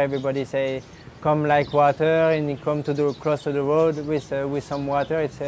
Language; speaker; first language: English; non-native, learner; French